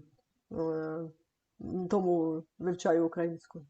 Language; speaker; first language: Ukrainian; non-native, learner; Bulgarian